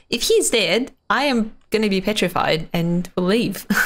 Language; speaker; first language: English; non-native, fluent; Russian